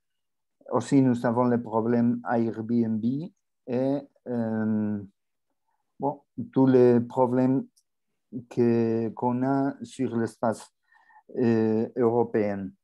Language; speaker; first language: French; non-native, learner; Spanish